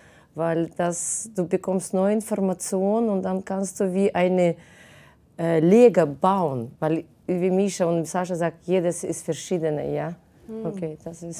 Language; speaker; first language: German; non-native, fluent; Russian